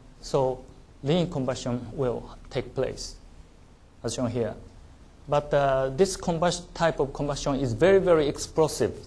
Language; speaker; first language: English; non-native, learner; Japanese